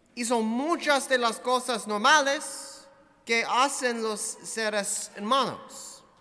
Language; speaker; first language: Spanish; non-native, fluent; English